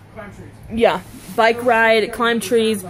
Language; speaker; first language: English; native; English